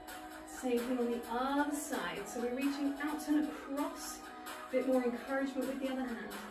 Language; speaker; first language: English; native; English